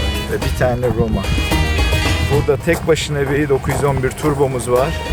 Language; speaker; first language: Turkish; native; Turkish